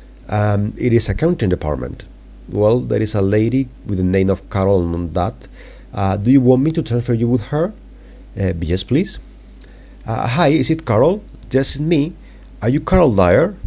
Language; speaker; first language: English; non-native, fluent; Spanish